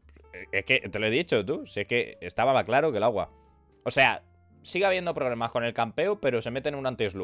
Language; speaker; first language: Spanish; native; Spanish